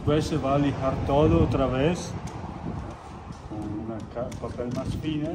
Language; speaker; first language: Spanish; non-native, fluent; Italian